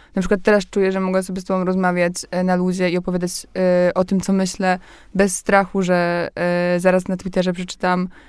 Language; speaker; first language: Polish; native; Polish